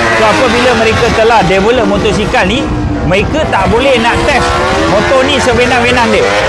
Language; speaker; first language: Malay; native; Malay